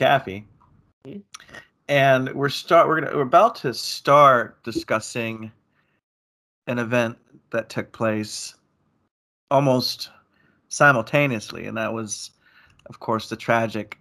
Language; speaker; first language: English; native; English